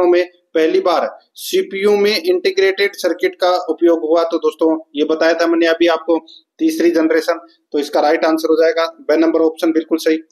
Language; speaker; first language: Hindi; native; Hindi